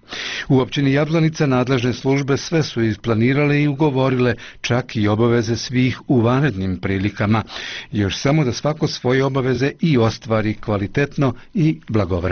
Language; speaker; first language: Croatian; native; Croatian